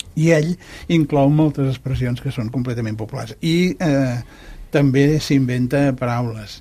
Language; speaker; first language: Catalan; native; Catalan